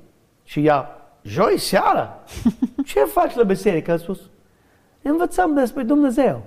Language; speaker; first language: Romanian; non-native, learner; English